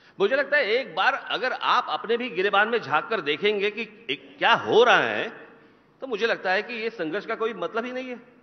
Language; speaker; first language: Hindi; non-native, local second language; Marathi